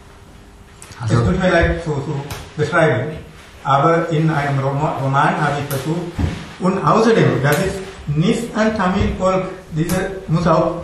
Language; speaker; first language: German; non-native, learner; Tamil